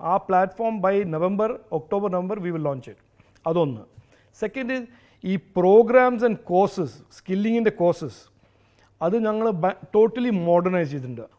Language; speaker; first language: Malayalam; early bilingual, heritage; Malayalam